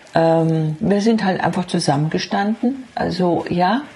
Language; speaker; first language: German; native; German